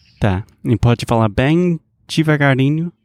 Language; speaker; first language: Portuguese; non-native, fluent; English